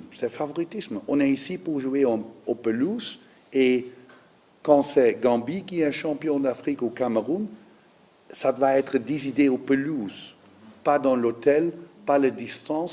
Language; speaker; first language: French; non-native, fluent; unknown